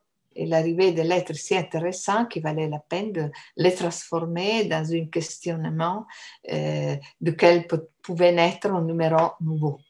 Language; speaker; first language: French; non-native, fluent; Italian